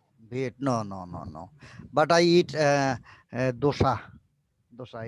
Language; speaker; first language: English; non-native, learner; Bangla